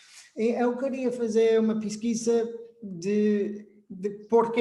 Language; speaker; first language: Portuguese; non-native, fluent; English